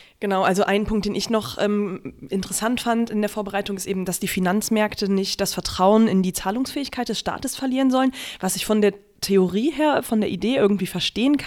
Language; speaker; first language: German; native; German